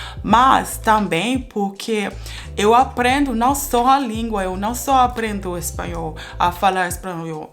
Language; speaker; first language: Portuguese; non-native, fluent; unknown